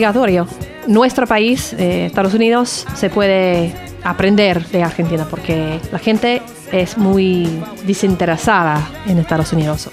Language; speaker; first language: Spanish; non-native, learner; English